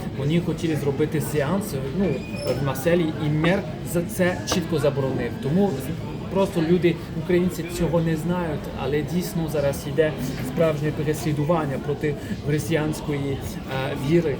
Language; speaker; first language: Ukrainian; non-native, fluent; French